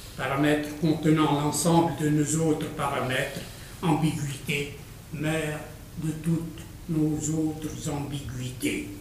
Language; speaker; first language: French; non-native, local second language; Arabic